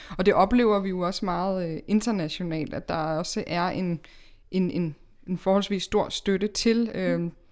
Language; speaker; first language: Danish; native; Danish